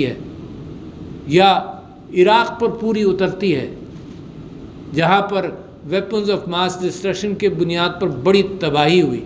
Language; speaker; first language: Urdu; native; Urdu